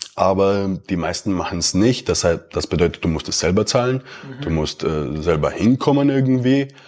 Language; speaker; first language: German; early bilingual, other home language; Romanian